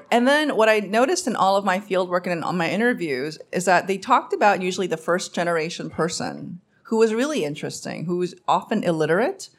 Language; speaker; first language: English; early bilingual, other home language; Korean